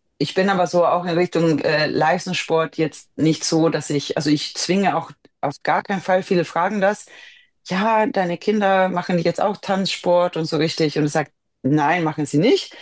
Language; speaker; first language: German; non-native, fluent; Swedish